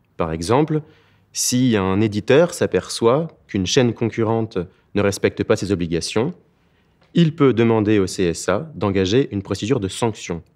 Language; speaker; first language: French; native; French